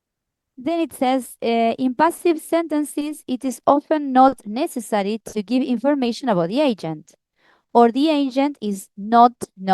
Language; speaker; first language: English; non-native, fluent; Spanish